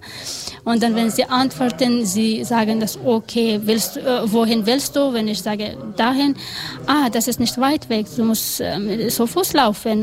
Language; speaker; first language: German; non-native, learner; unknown